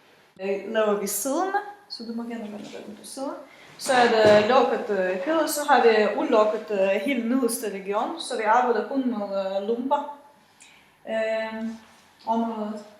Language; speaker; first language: Danish; non-native, fluent; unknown